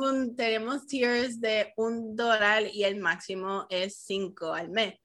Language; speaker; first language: Spanish; early bilingual, heritage; Spanish